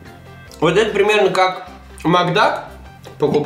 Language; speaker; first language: Russian; native; Russian